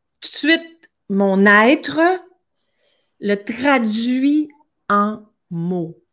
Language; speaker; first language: French; native; French